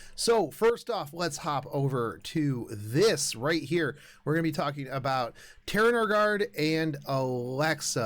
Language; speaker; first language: English; native; English